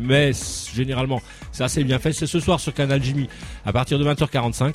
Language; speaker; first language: French; native; French